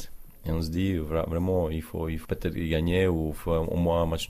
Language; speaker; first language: French; non-native, learner; Czech